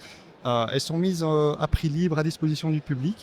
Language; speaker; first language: French; native; French